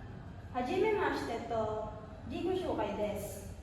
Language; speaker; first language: Japanese; non-native, learner; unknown